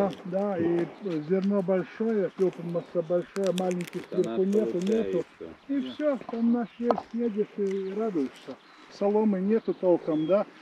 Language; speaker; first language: Russian; non-native, fluent; Latvian